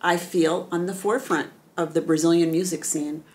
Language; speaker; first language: English; native; English